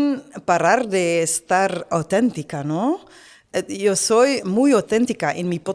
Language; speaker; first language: Spanish; non-native, learner; Dutch